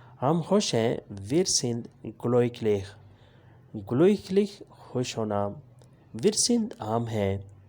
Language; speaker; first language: Urdu; native; Urdu